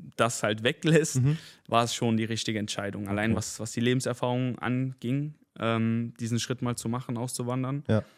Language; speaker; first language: German; early bilingual, other home language; Spanish